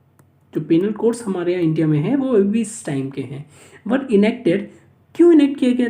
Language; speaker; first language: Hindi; native; Hindi